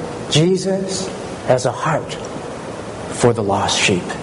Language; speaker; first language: English; early bilingual, other home language; Chinese